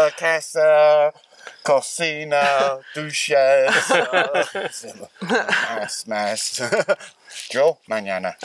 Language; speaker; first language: Spanish; non-native, learner; English